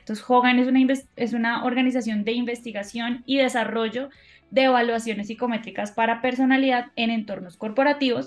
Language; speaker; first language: Spanish; native; Spanish